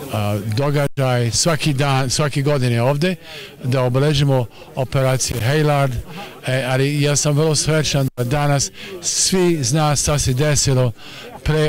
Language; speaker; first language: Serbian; non-native, learner; English